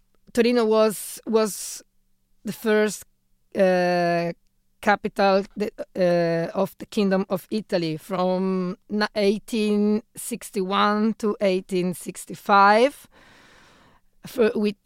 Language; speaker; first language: English; non-native, fluent; Italian